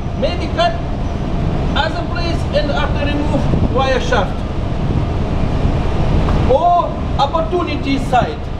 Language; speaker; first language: English; non-native, learner; Russian